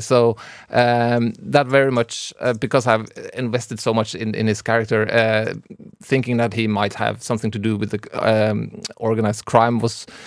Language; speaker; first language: English; non-native, fluent; Norwegian